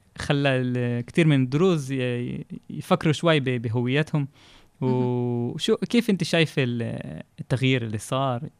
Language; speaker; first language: Arabic; non-native, fluent; Hebrew